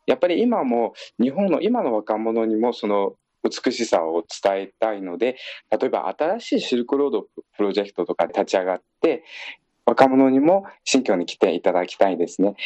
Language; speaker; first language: Japanese; non-native, fluent; Uyghur